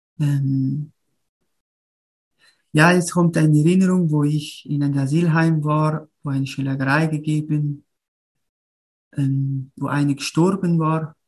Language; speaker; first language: German; non-native, learner; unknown